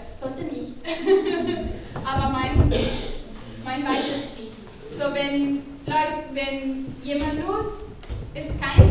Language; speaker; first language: German; non-native, learner; Catalan